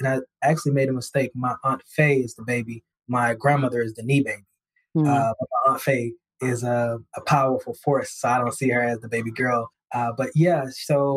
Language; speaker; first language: English; native; English